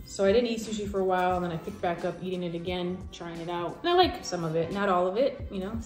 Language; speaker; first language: English; native; English